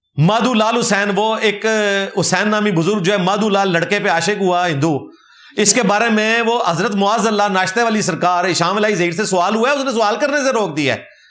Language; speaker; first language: Urdu; non-native, local second language; Punjabi